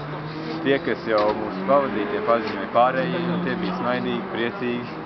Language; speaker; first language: Latvian; non-native, local second language; Russian